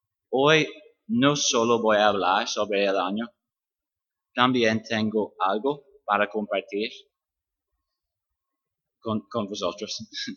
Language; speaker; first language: Spanish; non-native, fluent; English